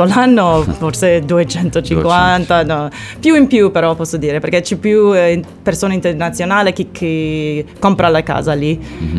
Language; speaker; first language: Italian; non-native, learner; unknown